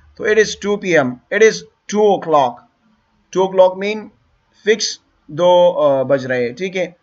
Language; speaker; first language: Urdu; non-native, local second language; Pashto